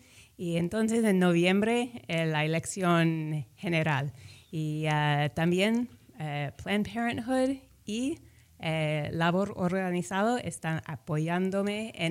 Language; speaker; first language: Spanish; non-native, fluent; English